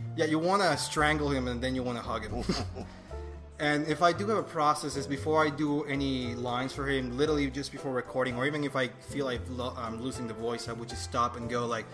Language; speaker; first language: English; non-native, fluent; Spanish